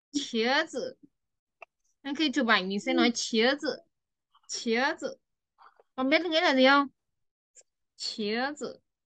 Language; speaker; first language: Chinese; non-native, fluent; Vietnamese